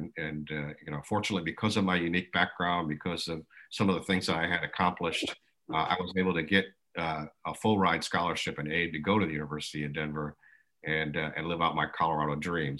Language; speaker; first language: English; early bilingual, other home language; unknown